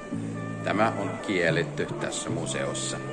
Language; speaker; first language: Finnish; non-native, fluent; Russian